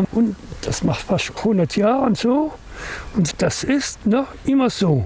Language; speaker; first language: German; non-native, learner; French